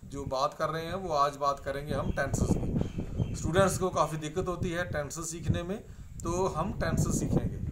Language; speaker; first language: Hindi; non-native, local second language; Punjabi